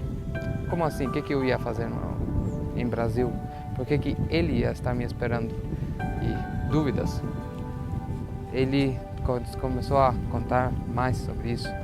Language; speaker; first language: Portuguese; non-native, fluent; Albanian